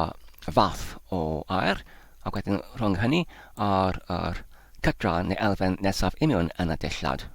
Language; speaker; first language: Welsh; non-native, learner; English